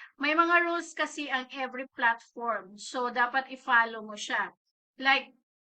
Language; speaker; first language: Filipino; native; Filipino